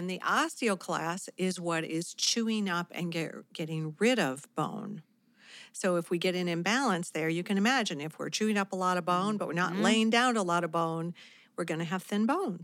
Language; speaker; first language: English; native; English